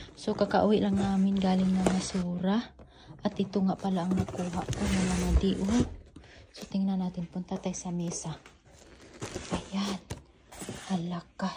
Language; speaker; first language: Filipino; non-native, local second language; Cebuano